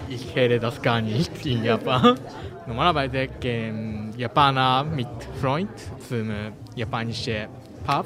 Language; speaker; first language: German; non-native, learner; Japanese